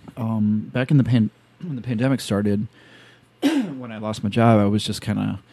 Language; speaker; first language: English; native; English